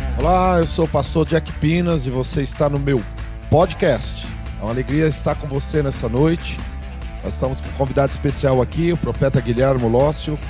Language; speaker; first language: Portuguese; native; Portuguese